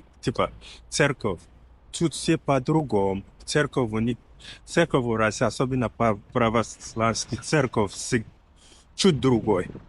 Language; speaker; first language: Russian; non-native, learner; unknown